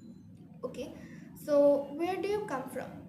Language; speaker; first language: English; non-native, fluent; Bangla